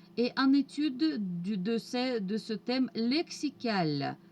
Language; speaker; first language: French; non-native, fluent; Russian